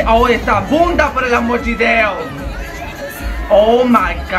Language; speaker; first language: Portuguese; non-native, learner; Spanish